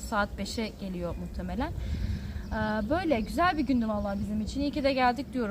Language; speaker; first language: Turkish; native; Turkish